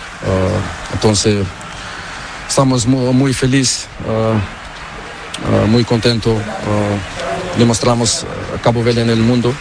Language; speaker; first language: Spanish; non-native, learner; Portuguese